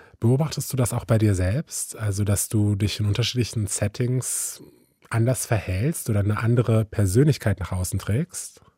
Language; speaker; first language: German; native; German